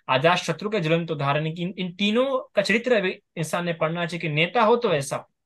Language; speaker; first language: Hindi; non-native, local second language; Marathi